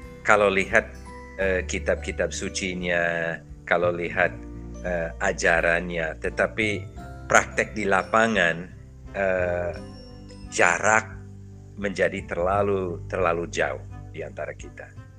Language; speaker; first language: Indonesian; non-native, fluent; English